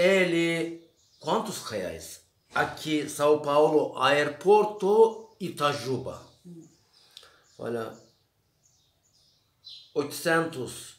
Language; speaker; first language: Portuguese; non-native, learner; Turkish